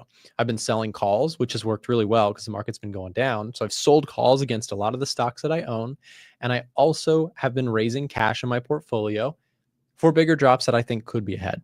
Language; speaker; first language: English; native; English